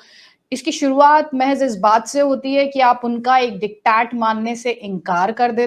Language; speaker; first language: Hindi; native; Hindi